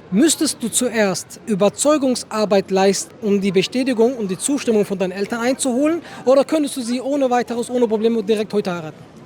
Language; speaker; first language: German; early bilingual, other home language; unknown